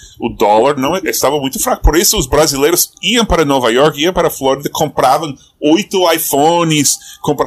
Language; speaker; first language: Portuguese; non-native, fluent; English